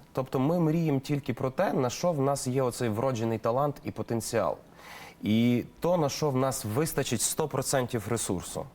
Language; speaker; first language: Ukrainian; native; Ukrainian